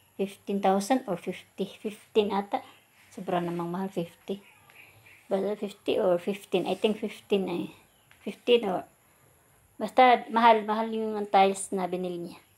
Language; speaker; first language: Filipino; non-native, local second language; Cebuano